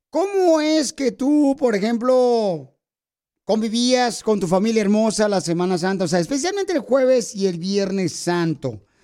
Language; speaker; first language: Spanish; native; Spanish